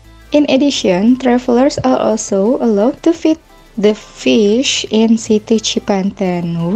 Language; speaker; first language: English; non-native, learner; Indonesian